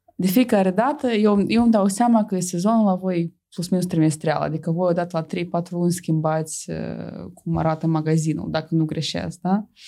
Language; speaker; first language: Romanian; non-native, local second language; Russian